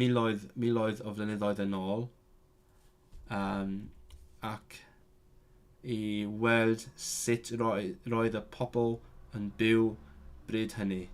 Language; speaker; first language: Welsh; non-native, learner; Cantonese